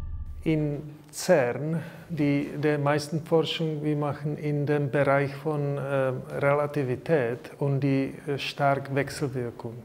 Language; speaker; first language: German; non-native, learner; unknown